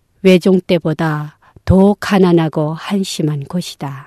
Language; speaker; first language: Korean; non-native, local second language; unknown